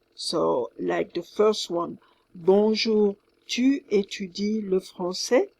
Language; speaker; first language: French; non-native, fluent; English